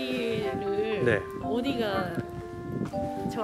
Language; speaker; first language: Korean; non-native, learner; Japanese